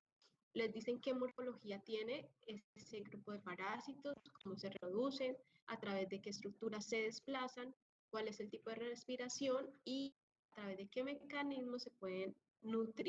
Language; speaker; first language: Spanish; native; Spanish